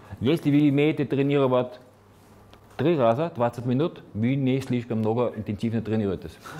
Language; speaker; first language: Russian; non-native, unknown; Slovenian